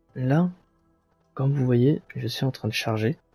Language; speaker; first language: French; native; French